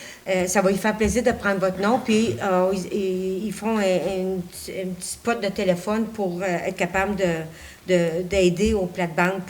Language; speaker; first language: French; native; French